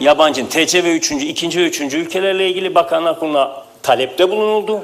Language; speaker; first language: Turkish; native; Turkish